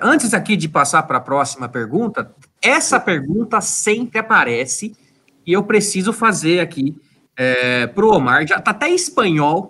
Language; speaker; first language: Spanish; non-native, learner; Portuguese